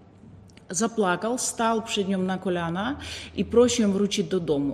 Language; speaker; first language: Polish; non-native, fluent; Ukrainian